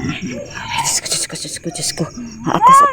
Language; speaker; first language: Filipino; non-native, local second language; Cebuano